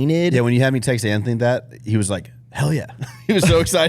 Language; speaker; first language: English; native; English